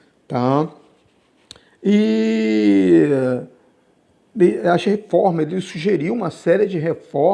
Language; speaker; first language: Portuguese; native; Portuguese